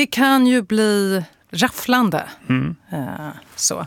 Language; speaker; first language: Swedish; native; Swedish